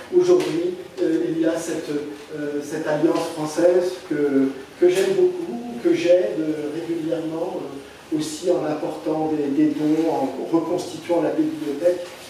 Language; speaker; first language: French; native; French